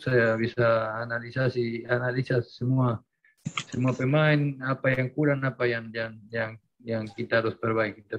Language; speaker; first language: Indonesian; non-native, fluent; Spanish